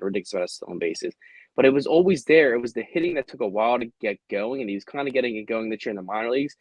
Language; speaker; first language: English; native; English